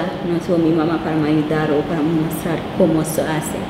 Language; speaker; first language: Spanish; non-native, local second language; Kinyarwanda